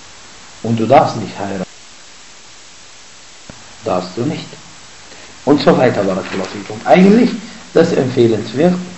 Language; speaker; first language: German; non-native, fluent; Arabic